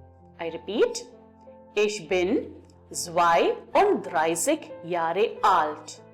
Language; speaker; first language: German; non-native, fluent; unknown